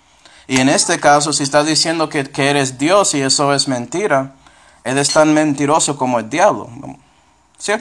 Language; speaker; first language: Spanish; non-native, fluent; English